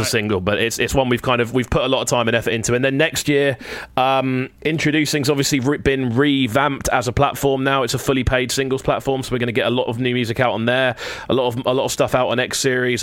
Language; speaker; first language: English; native; English